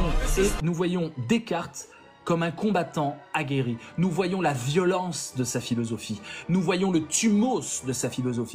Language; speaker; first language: French; native; French